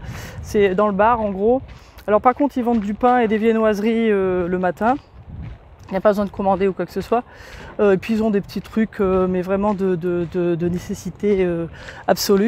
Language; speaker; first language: French; native; French